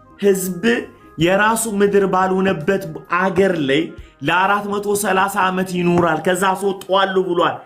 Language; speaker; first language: Amharic; non-native, fluent; Somali